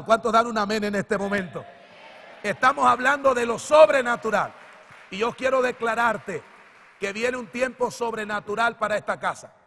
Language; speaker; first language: Spanish; native; Spanish